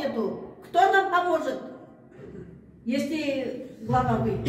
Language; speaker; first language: Russian; non-native, local second language; Kyrgyz